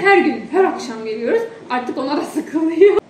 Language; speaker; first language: Turkish; non-native, fluent; Indonesian